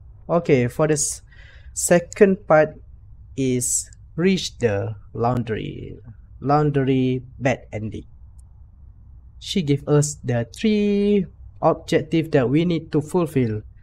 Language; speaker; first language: English; non-native, local second language; Malay